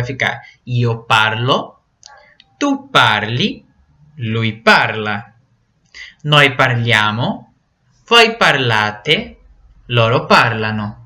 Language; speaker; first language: Italian; non-native, fluent; Portuguese